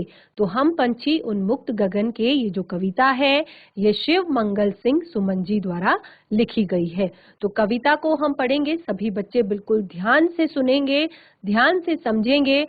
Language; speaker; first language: Hindi; native; Hindi